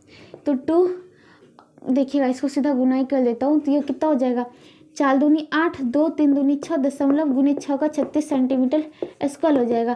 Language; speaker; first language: Hindi; native; Hindi